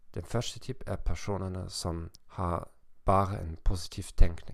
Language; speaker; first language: Swedish; non-native, learner; German